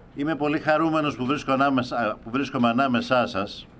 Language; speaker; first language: Greek; native; Greek